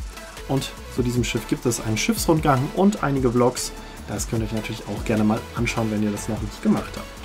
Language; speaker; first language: German; native; German